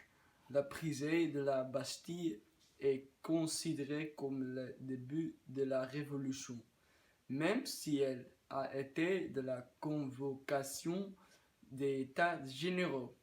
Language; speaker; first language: French; non-native, learner; Dutch